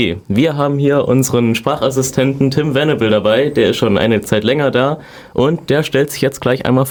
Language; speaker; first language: German; native; German